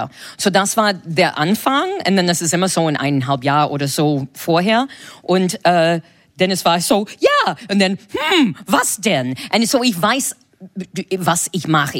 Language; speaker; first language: German; non-native, fluent; English